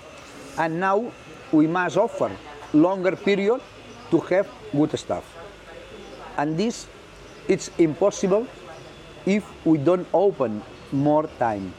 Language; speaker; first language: English; non-native, learner; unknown